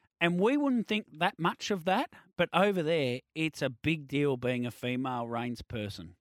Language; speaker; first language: English; native; English